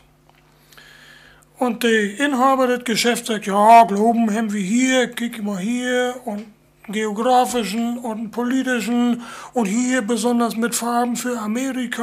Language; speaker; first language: German; native; German